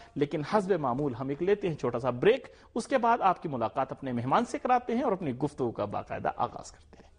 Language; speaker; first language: Urdu; native; Urdu